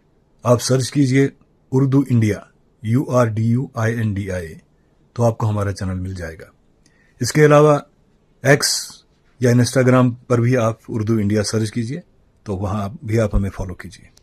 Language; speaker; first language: Hindi; native; Hindi